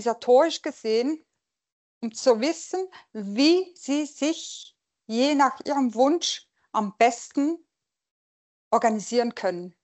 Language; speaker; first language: German; non-native, local second language; French